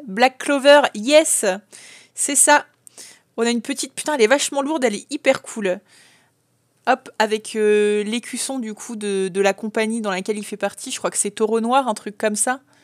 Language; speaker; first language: French; native; French